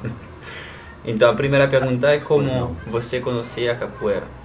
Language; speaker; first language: Portuguese; non-native, fluent; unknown